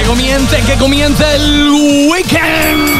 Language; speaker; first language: Spanish; native; Spanish